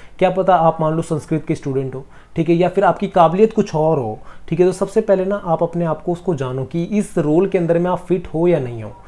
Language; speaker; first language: Hindi; native; Hindi